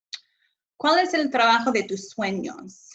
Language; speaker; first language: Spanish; non-native, fluent; English